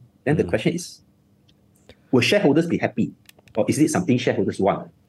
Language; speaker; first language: English; non-native, local second language; Chinese